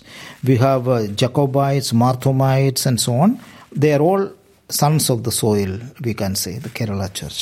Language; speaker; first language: English; non-native, local second language; Malayalam